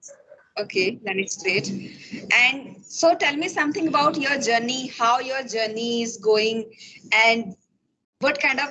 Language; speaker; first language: English; non-native, fluent; Hindi